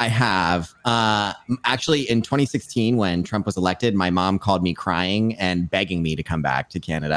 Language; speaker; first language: English; non-native, fluent; French